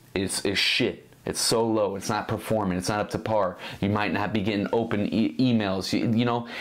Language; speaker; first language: English; native; English